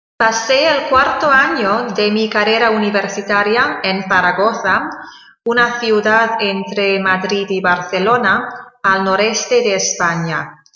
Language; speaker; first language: Spanish; non-native, fluent; English